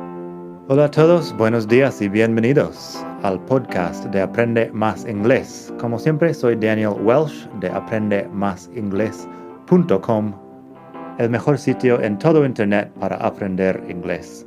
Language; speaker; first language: Spanish; non-native, fluent; English